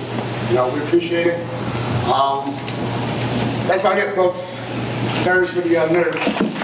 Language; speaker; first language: English; native; English